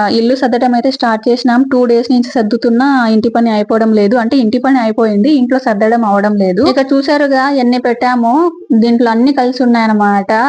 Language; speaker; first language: Telugu; native; Telugu